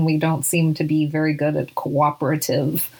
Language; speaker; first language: English; native; English